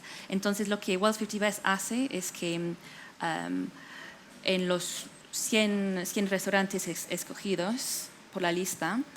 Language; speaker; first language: Spanish; non-native, fluent; English